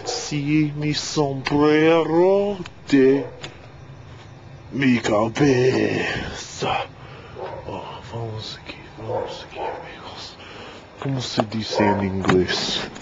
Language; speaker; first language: Spanish; non-native, learner; English